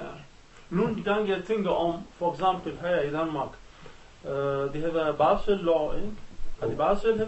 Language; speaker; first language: Danish; non-native, learner; Arabic